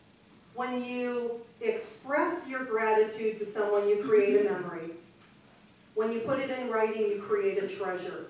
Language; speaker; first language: English; native; English